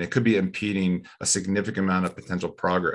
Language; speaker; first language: English; native; English